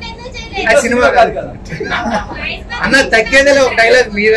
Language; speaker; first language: Telugu; native; Telugu